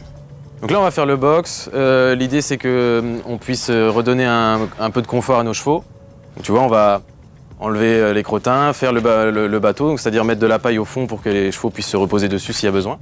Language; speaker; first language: French; native; French